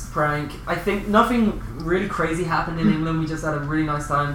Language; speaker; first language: English; native; English